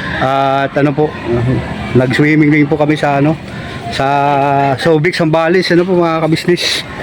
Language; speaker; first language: Filipino; native; Filipino